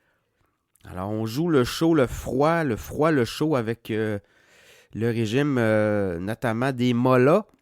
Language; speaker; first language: French; native; French